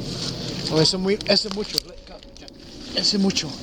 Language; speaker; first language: Spanish; early bilingual, heritage; English